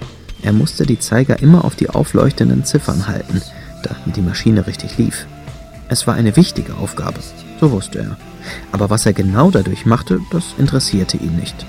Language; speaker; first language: German; native; German